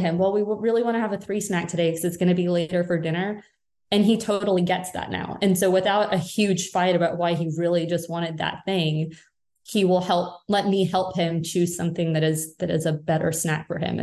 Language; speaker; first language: English; native; English